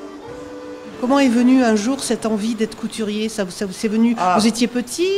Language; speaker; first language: French; native; French